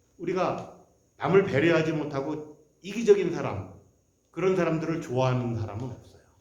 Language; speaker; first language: Korean; native; Korean